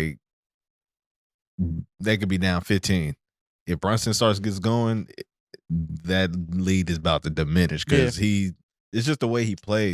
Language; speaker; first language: English; native; English